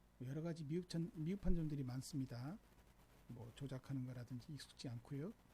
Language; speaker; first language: Korean; native; Korean